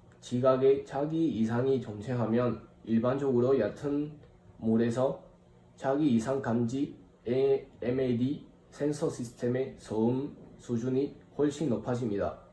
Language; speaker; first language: Korean; non-native, fluent; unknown